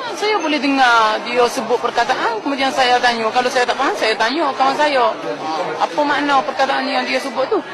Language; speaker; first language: Malay; non-native, fluent; Arabic